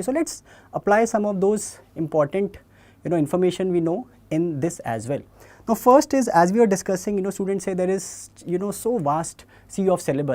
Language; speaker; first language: English; non-native, local second language; Hindi